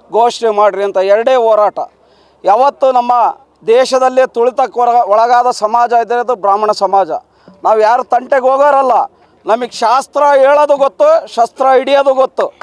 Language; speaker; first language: Kannada; native; Kannada